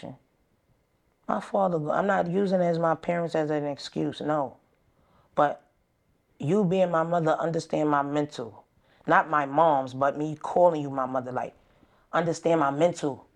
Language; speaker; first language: English; native; English